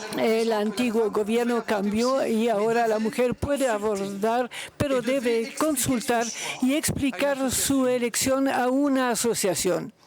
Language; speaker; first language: Spanish; non-native, fluent; Luxembourgish